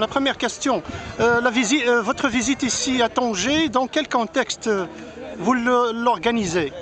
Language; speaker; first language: French; non-native, local second language; Arabic